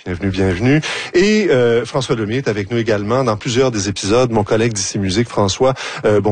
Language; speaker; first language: French; native; French